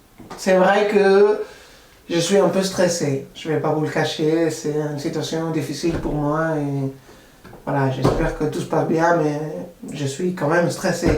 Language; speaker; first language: French; non-native, fluent; Spanish